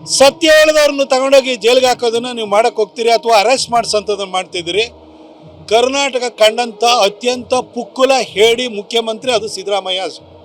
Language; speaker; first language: Kannada; native; Kannada